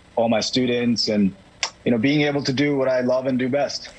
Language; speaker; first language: English; native; English